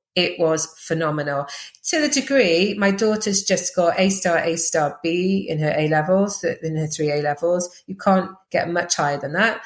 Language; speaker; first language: English; native; English